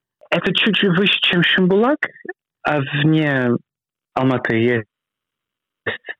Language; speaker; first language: Russian; non-native, fluent; English